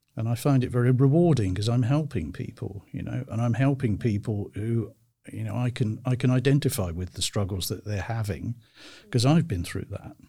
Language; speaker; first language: English; native; English